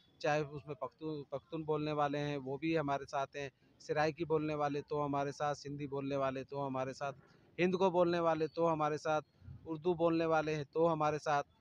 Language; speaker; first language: Urdu; non-native, local second language; Sindhi